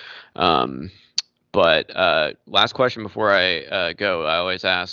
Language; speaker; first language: English; native; English